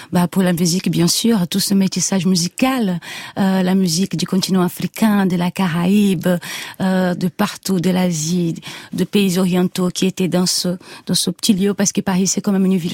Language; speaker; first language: French; non-native, fluent; Portuguese